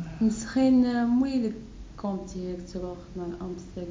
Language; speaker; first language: Dutch; non-native, learner; Arabic